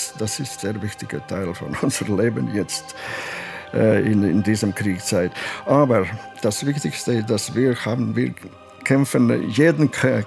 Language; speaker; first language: German; non-native, learner; Latvian